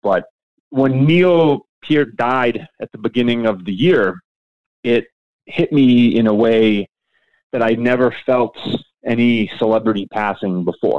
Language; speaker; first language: English; native; English